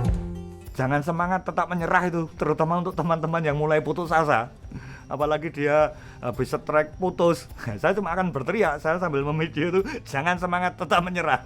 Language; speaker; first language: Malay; non-native, local second language; Javanese